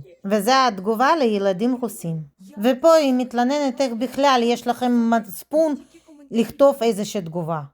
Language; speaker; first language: Hebrew; non-native, fluent; Russian